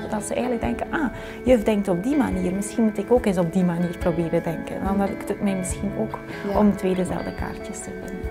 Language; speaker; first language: Dutch; native; Dutch